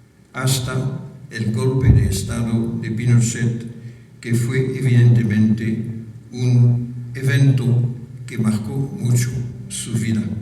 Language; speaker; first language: Spanish; non-native, fluent; French